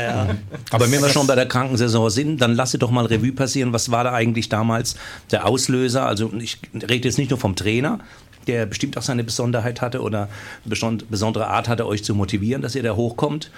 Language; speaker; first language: German; native; German